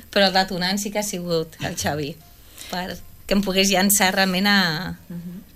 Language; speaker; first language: Catalan; non-native, fluent; French